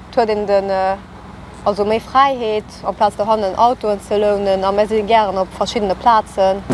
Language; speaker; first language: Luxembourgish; early bilingual, other home language; Portuguese